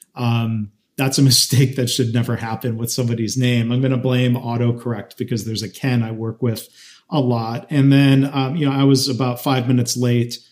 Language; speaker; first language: English; native; English